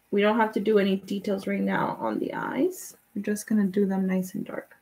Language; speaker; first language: English; non-native, fluent; Spanish